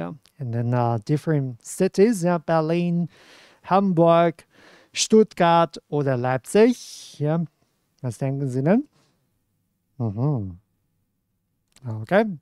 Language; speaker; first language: German; non-native, fluent; Cantonese